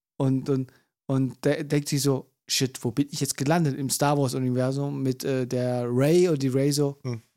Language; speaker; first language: German; early bilingual, other home language; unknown